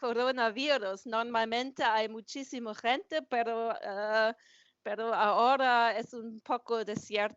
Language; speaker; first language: Spanish; non-native, learner; German